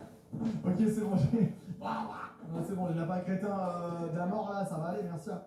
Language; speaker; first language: French; native; French